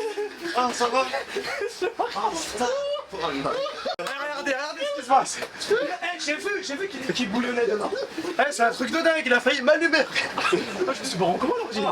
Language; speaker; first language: French; native; French